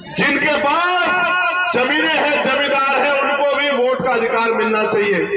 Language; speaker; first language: Hindi; native; Hindi